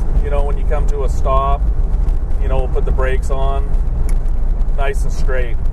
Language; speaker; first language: English; native; English